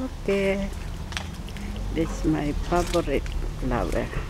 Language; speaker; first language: English; non-native, learner; Filipino